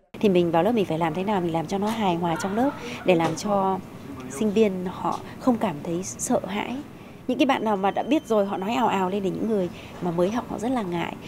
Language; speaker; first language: Vietnamese; native; Vietnamese